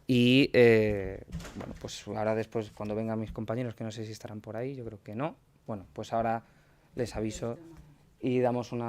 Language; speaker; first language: Spanish; native; Spanish